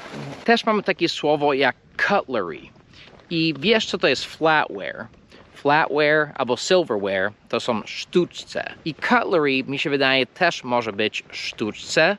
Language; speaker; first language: Polish; non-native, fluent; English